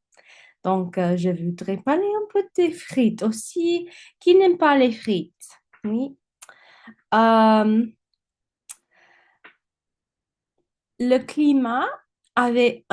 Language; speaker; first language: French; non-native, learner; English